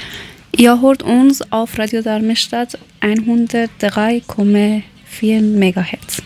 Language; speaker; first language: German; non-native, learner; Persian